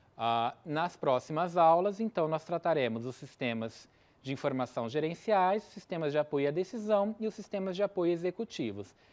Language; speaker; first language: Portuguese; native; Portuguese